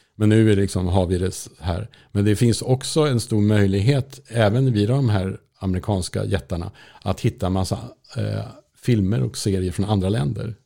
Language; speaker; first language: Swedish; native; Swedish